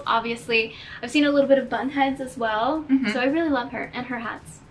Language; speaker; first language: English; native; English